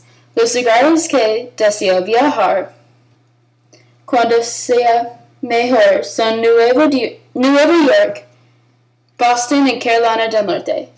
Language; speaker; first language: Spanish; non-native, learner; English